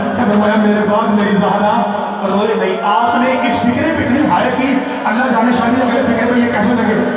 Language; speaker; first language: Urdu; non-native, local second language; Punjabi